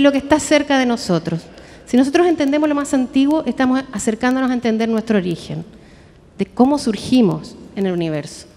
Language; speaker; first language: Spanish; native; Spanish